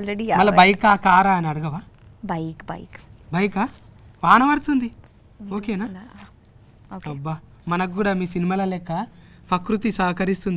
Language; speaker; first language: Telugu; native; Telugu